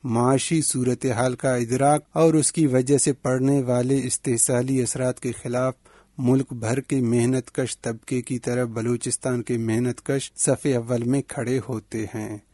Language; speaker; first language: Urdu; non-native, local second language; Baluchi